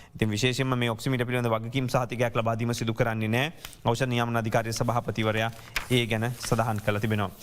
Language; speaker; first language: Sinhala; native; Sinhala